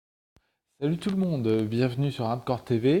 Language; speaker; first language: French; native; French